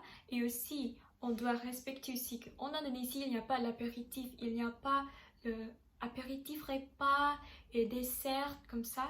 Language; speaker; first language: French; non-native, learner; Indonesian